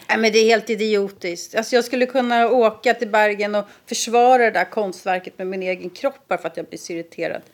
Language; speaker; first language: Swedish; native; Swedish